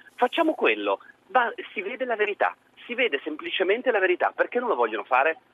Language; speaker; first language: Italian; native; Italian